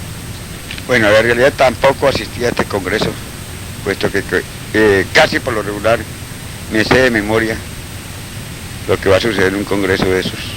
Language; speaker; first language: Spanish; native; Spanish